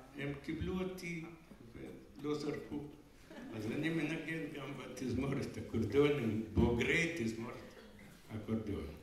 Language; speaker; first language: Hebrew; non-native, fluent; Russian